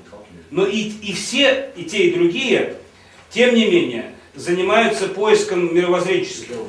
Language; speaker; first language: Russian; native; Russian